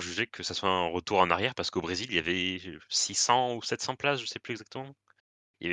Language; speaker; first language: French; native; French